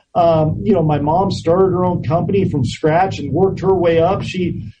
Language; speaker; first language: English; native; English